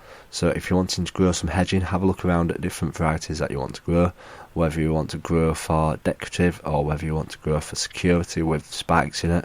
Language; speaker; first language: English; native; English